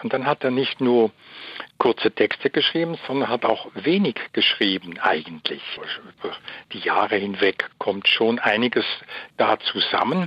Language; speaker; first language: German; native; German